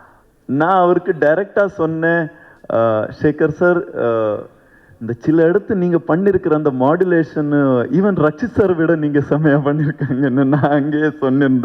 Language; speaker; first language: Tamil; non-native, learner; Kannada